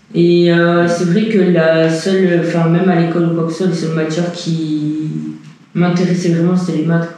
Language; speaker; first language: French; early bilingual, heritage; French